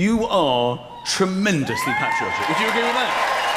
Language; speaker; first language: English; native; English